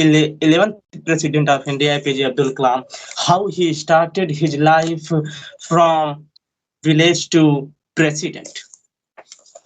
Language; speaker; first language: English; non-native, learner; Hindi